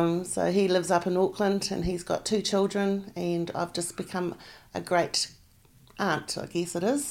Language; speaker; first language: English; native; English